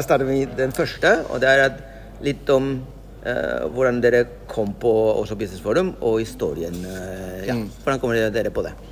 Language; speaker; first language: Norwegian; non-native, fluent; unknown